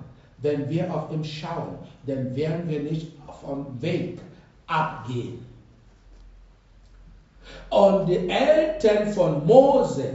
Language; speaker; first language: German; non-native, fluent; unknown